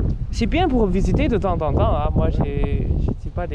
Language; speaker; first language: French; early bilingual, other home language; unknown